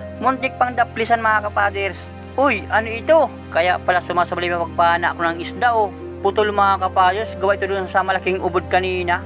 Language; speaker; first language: Filipino; non-native, local second language; Bikol